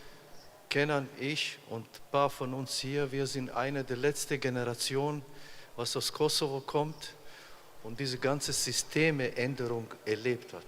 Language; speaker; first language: German; non-native, fluent; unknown